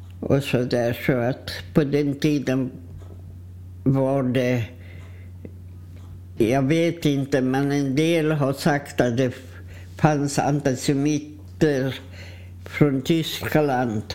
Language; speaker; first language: Swedish; non-native, fluent; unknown